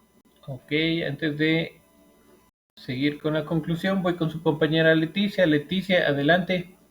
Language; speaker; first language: Spanish; native; Spanish